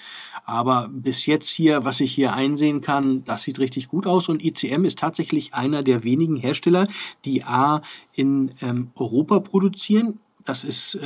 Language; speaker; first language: German; native; German